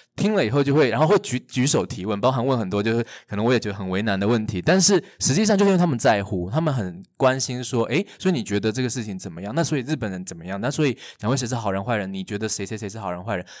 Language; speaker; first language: Chinese; native; Chinese